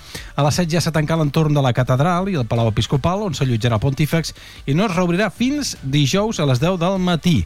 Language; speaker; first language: Catalan; native; Catalan